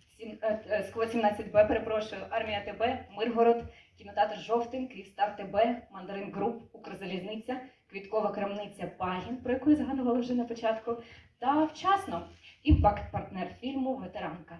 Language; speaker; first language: Ukrainian; native; Ukrainian